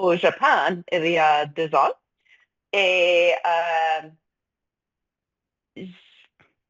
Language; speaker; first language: French; non-native, fluent; English